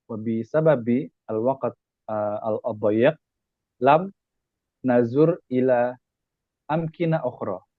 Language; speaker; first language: Arabic; non-native, fluent; Indonesian